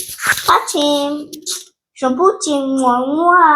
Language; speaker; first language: Albanian; early bilingual, heritage; Albanian